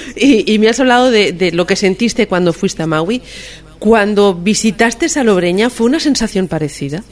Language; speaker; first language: Spanish; native; Spanish